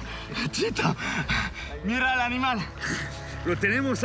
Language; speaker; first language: Spanish; non-native, learner; French